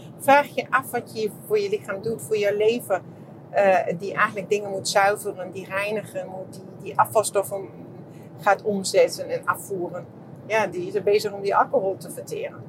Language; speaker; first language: Dutch; non-native, fluent; Czech